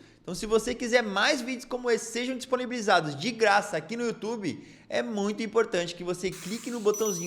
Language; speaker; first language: Portuguese; native; Portuguese